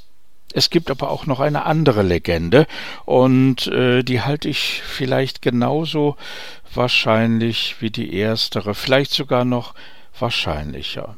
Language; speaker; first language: German; native; German